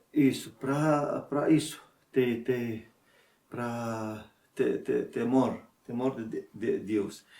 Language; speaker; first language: Portuguese; non-native, learner; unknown